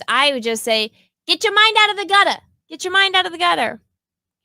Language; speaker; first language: English; native; English